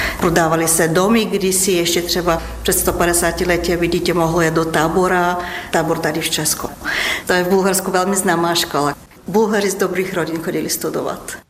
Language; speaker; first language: Czech; non-native, fluent; Bulgarian